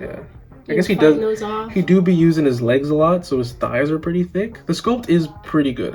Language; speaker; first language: English; native; English